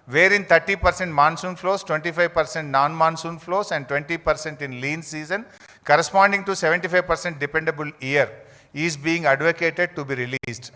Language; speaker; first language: English; non-native, local second language; Telugu